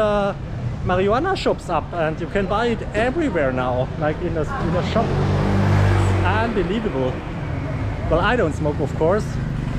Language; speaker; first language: English; non-native, fluent; German